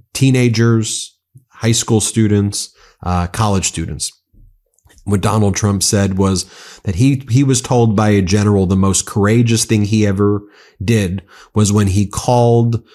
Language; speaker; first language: English; native; English